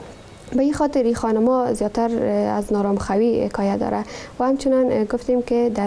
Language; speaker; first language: Persian; native; Persian